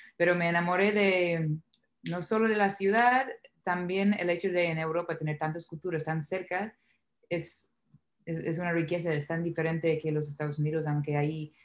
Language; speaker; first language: Spanish; non-native, fluent; English